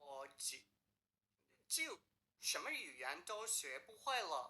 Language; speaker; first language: Chinese; non-native, learner; English